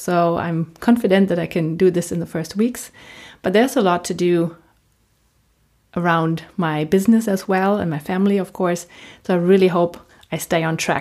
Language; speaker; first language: English; non-native, fluent; German